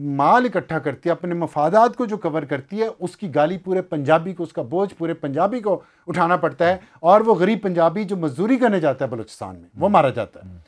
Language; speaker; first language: Urdu; non-native, local second language; Punjabi